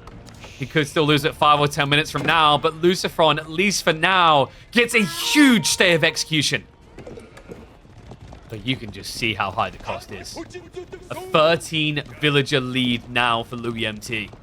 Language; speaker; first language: English; native; English